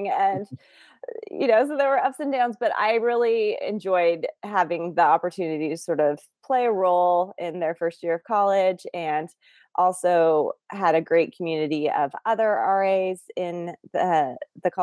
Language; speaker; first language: English; native; English